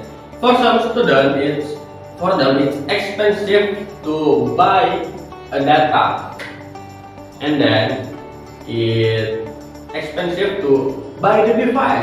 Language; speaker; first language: English; non-native, learner; Indonesian